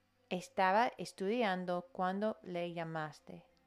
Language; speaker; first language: Spanish; non-native, fluent; English